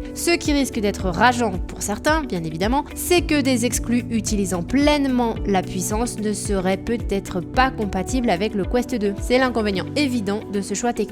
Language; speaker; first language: French; native; French